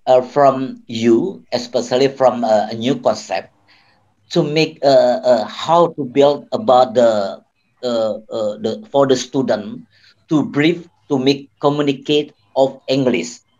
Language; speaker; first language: English; non-native, learner; Indonesian